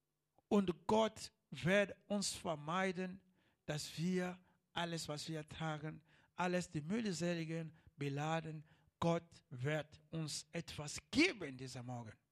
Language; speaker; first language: German; non-native, learner; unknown